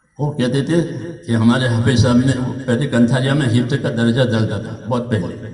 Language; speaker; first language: Urdu; non-native, local second language; Gujarati